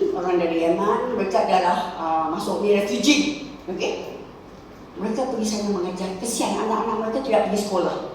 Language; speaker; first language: Malay; non-native, local second language; Chinese